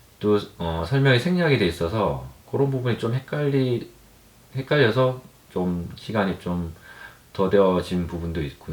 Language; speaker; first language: Korean; native; Korean